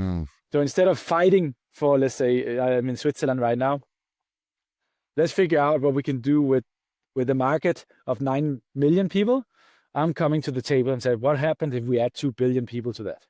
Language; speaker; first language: English; non-native, fluent; Danish